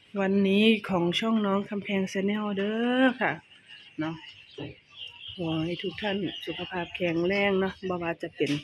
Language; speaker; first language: Thai; non-native, local second language; Lao